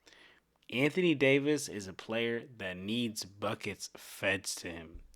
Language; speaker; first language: English; native; English